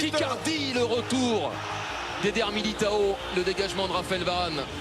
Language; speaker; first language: French; native; French